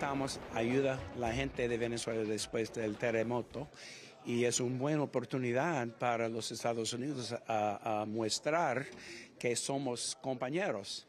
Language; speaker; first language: Spanish; non-native, fluent; English